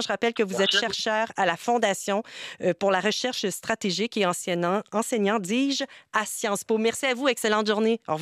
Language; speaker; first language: French; native; French